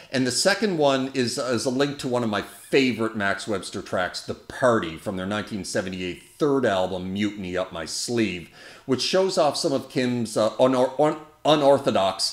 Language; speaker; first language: English; native; English